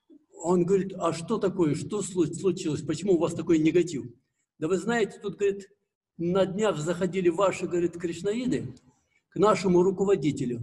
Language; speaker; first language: Russian; native; Russian